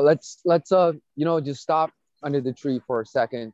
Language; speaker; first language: English; non-native, fluent; Chinese